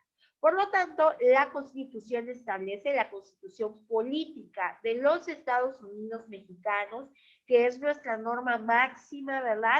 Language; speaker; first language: Spanish; native; Spanish